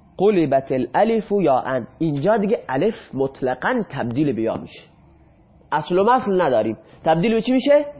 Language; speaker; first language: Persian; non-native, local second language; Baluchi